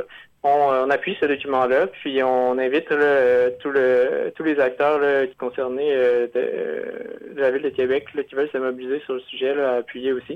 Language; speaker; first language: French; native; French